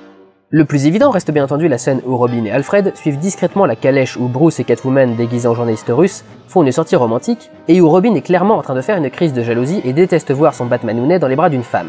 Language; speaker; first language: French; native; French